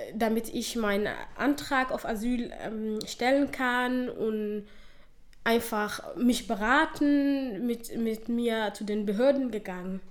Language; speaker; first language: German; non-native, fluent; Somali